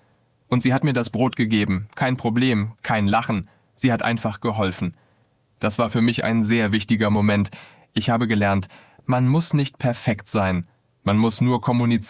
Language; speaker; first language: German; non-native, fluent; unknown